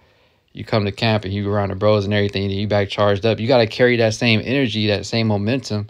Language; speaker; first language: English; native; English